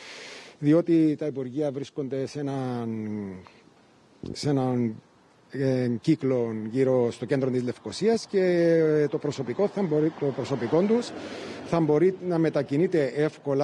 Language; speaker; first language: Greek; native; Greek